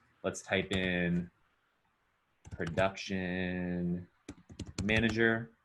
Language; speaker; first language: English; native; English